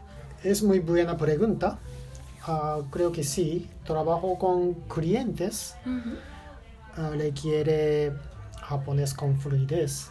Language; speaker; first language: Spanish; non-native, learner; Japanese